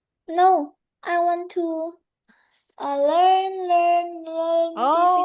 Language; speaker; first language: English; non-native, learner; Vietnamese